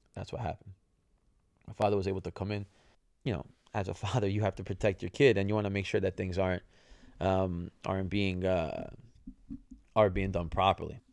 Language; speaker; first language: English; early bilingual, other home language; Italian